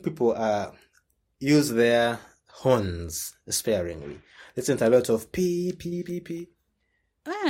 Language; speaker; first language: English; non-native, local second language; Ganda